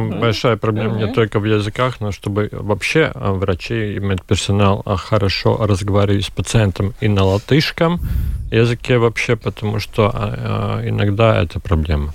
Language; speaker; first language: Russian; non-native, local second language; Latvian